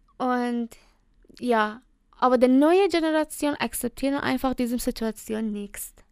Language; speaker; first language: German; non-native, learner; Persian